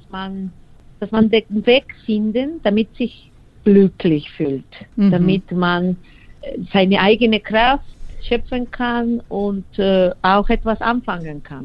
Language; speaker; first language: German; non-native, fluent; Spanish